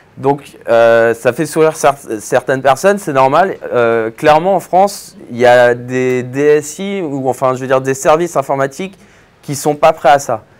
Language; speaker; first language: French; native; French